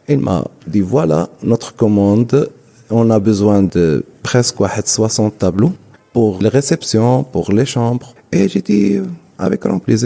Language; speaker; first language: French; non-native, local second language; Arabic